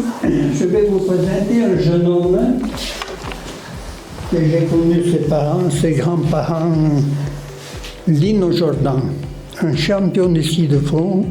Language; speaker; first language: French; non-native, local second language; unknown